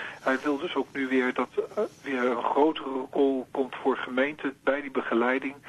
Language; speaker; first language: Dutch; native; Dutch